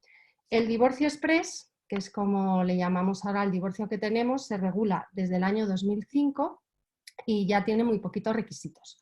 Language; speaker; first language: Spanish; native; Spanish